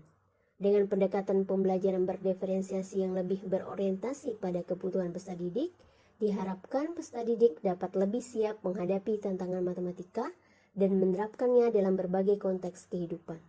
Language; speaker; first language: Indonesian; native; Indonesian